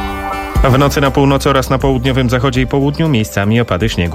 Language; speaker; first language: Polish; native; Polish